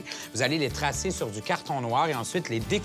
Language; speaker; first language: French; native; French